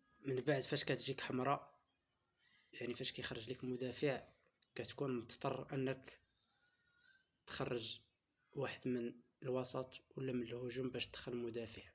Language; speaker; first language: Arabic; native; Arabic